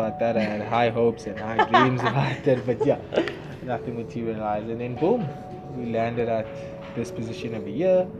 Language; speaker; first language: English; non-native, local second language; Xhosa